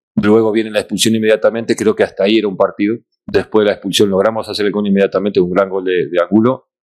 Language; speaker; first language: Spanish; native; Spanish